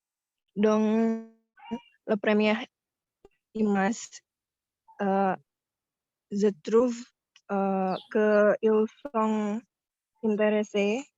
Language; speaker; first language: French; non-native, learner; Indonesian